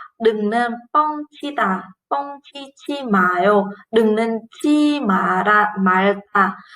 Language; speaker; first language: Korean; non-native, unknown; Vietnamese